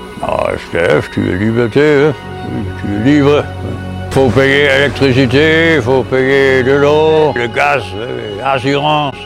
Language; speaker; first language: French; non-native, learner; German